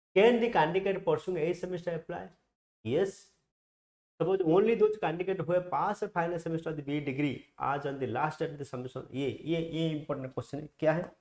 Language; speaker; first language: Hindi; non-native, local second language; Gujarati